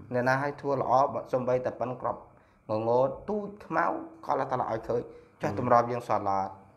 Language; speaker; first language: Khmer; non-native, local second language; Eastern Cham